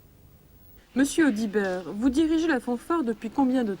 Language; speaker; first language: French; native; French